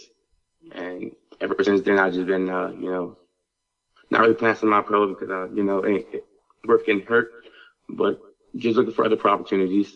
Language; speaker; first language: English; native; English